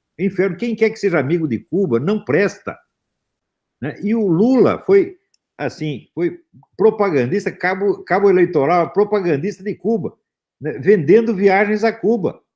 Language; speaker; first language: Portuguese; native; Portuguese